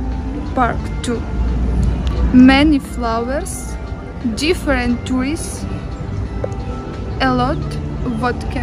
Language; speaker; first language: English; non-native, learner; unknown